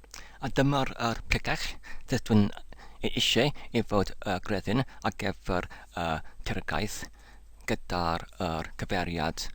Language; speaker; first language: Welsh; non-native, learner; English